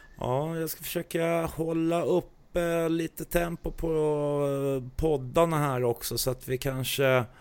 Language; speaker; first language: Swedish; native; Swedish